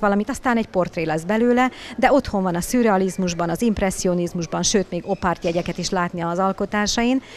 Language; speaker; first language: Hungarian; native; Hungarian